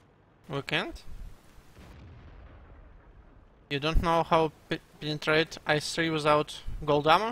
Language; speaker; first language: English; non-native, learner; Russian